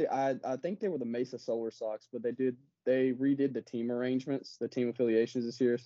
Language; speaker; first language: English; native; English